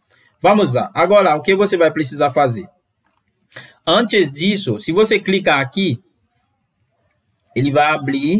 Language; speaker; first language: Portuguese; non-native, fluent; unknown